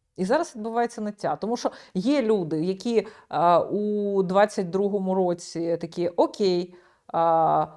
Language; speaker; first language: Ukrainian; native; Ukrainian